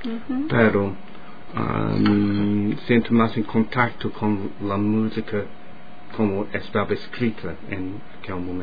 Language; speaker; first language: Spanish; non-native, fluent; English